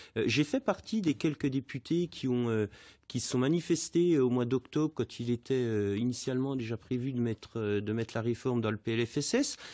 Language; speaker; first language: French; native; French